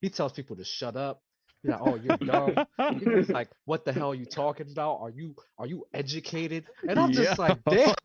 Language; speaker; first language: English; native; English